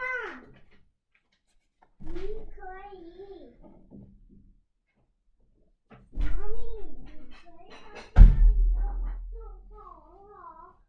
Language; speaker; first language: Chinese; early bilingual, heritage; Chinese